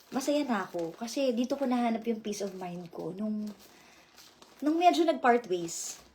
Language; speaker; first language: Filipino; native; Filipino